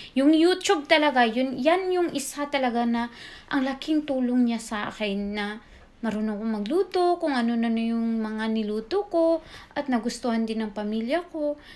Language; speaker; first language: Filipino; non-native, local second language; Cebuano